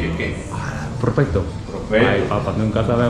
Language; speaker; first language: Spanish; non-native, learner; Japanese